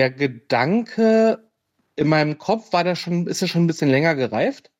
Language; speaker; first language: German; native; German